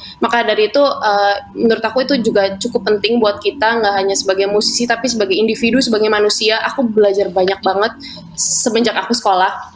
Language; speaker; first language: Indonesian; native; Indonesian